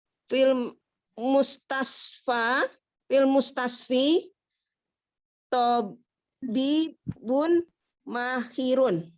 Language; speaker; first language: Arabic; non-native, learner; Indonesian